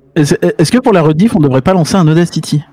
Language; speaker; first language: French; native; French